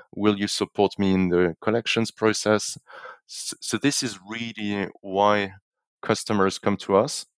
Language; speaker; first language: English; non-native, fluent; French